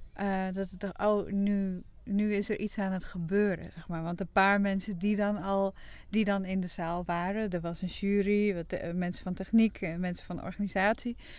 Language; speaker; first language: Dutch; non-native, local second language; Western Frisian